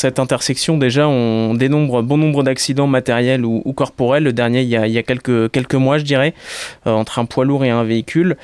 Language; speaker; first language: French; native; French